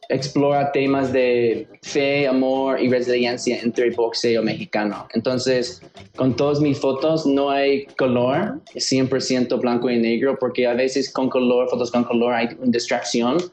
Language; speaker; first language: Spanish; early bilingual, heritage; Spanish